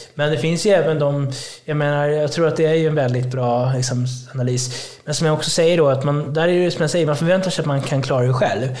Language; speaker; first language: Swedish; early bilingual, other home language; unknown